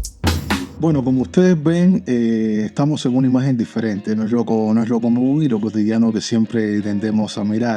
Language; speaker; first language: Spanish; native; Spanish